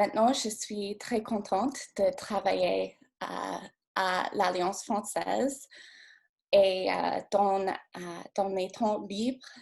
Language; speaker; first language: French; non-native, fluent; English